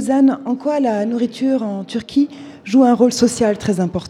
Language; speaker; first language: French; native; French